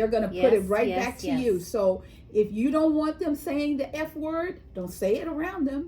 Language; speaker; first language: English; native; English